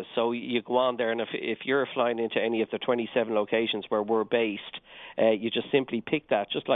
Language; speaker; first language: English; native; English